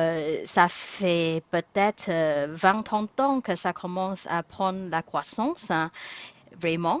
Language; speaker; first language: French; non-native, fluent; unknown